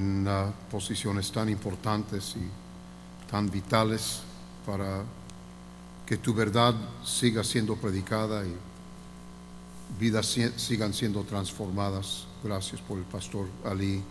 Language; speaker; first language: Spanish; non-native, fluent; English